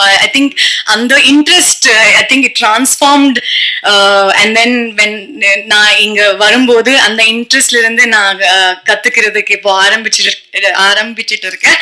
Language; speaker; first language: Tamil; non-native, learner; Kannada